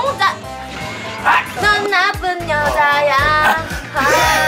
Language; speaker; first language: Chinese; non-native, learner; Korean